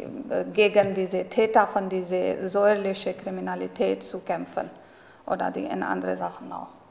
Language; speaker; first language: German; non-native, learner; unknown